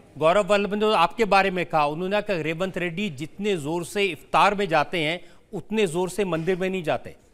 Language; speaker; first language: Hindi; native; Hindi